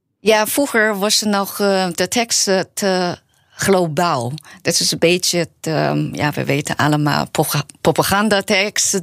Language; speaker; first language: Dutch; non-native, learner; Chinese